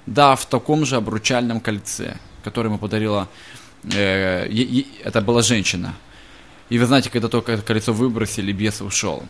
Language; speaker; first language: Russian; native; Russian